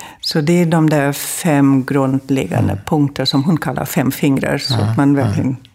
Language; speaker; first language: Swedish; non-native, fluent; German